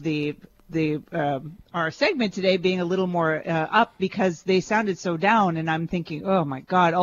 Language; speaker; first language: English; native; English